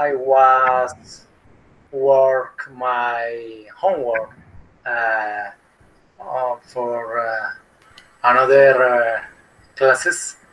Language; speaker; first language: English; non-native, learner; Spanish